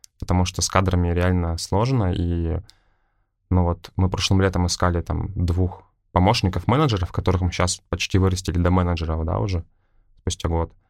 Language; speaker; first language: Russian; native; Russian